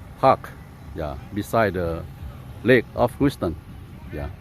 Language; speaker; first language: English; non-native, fluent; Lao